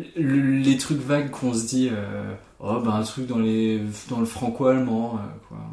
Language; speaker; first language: French; non-native, fluent; German